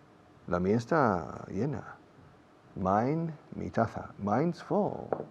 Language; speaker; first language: Spanish; non-native, fluent; English